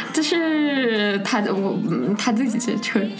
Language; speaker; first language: Chinese; non-native, fluent; Russian